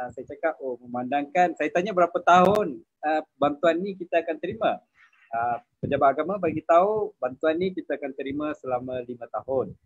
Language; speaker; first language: Malay; non-native, local second language; Tamil